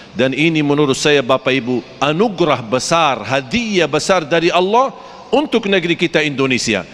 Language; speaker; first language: Malay; non-native, fluent; Arabic